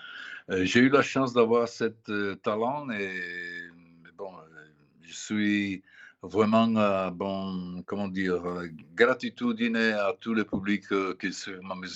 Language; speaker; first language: French; non-native, fluent; Italian